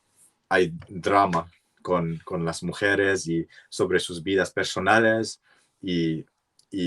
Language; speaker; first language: Spanish; non-native, learner; English